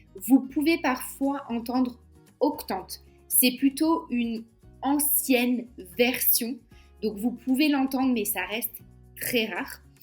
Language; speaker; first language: French; native; French